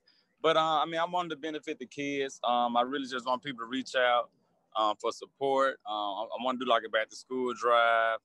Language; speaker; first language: English; native; English